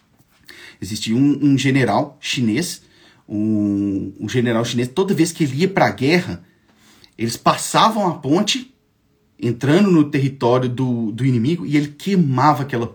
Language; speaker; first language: Portuguese; native; Portuguese